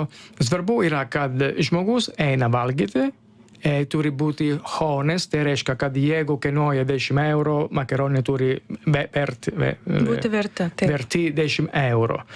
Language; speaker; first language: Lithuanian; non-native, fluent; Italian